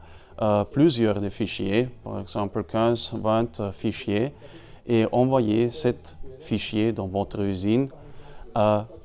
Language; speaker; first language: French; non-native, fluent; German